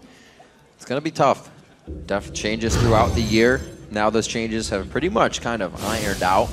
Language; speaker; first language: English; native; English